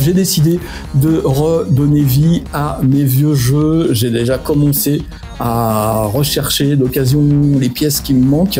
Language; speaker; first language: French; native; French